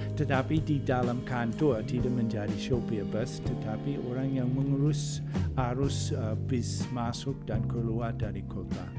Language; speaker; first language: Indonesian; non-native, fluent; English